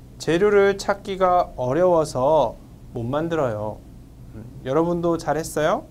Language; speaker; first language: Korean; non-native, fluent; Vietnamese